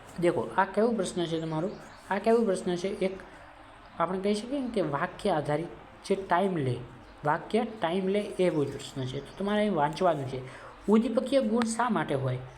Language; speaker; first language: Gujarati; non-native, local second language; Marwari